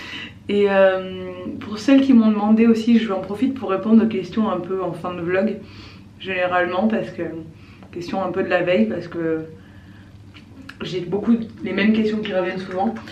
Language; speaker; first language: French; native; French